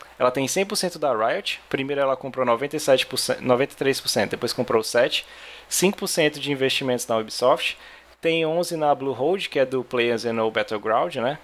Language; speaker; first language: Portuguese; native; Portuguese